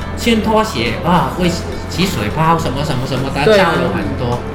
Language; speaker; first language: Chinese; non-native, fluent; Cantonese